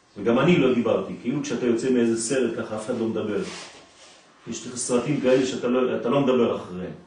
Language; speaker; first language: Hebrew; non-native, fluent; French